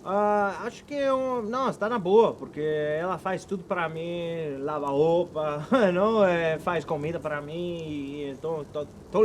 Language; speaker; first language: Portuguese; non-native, learner; Spanish